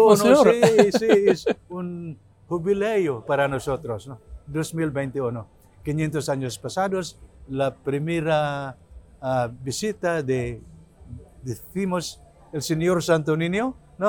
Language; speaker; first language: Spanish; non-native, learner; Cebuano